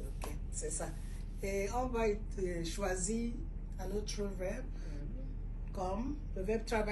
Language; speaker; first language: French; non-native, fluent; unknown